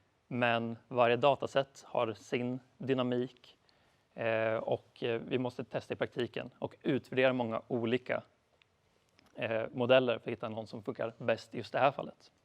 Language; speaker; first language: Swedish; native; Swedish